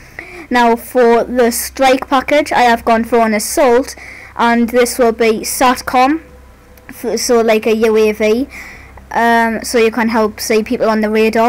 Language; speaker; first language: English; native; English